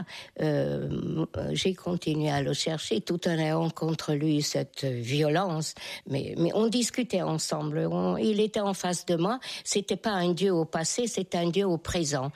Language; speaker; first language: French; non-native, fluent; Hungarian